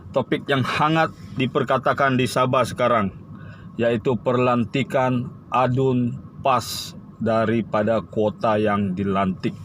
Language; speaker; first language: Malay; native; Malay